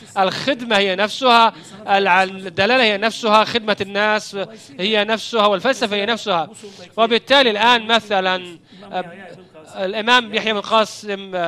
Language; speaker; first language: Arabic; non-native, fluent; Turkish